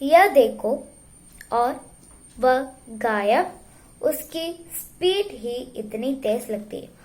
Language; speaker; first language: Hindi; non-native, local second language; Malayalam